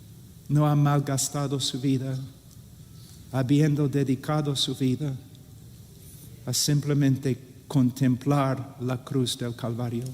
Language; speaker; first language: Spanish; non-native, fluent; English